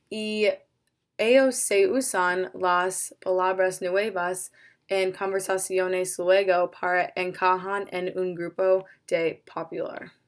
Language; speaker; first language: Spanish; non-native, learner; English